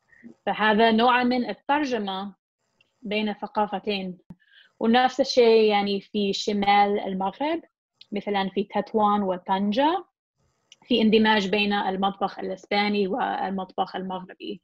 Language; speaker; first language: Arabic; non-native, fluent; English